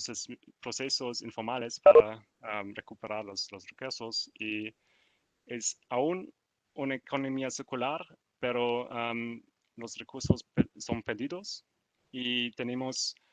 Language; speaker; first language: Spanish; non-native, learner; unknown